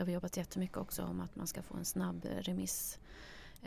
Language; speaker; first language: Swedish; native; Swedish